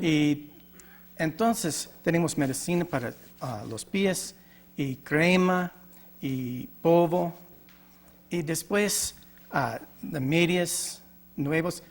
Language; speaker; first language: Spanish; non-native, learner; English